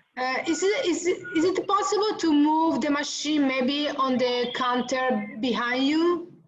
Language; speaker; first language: English; non-native, fluent; Italian